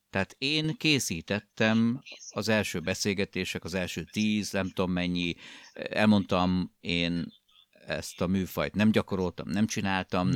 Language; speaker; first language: Hungarian; native; Hungarian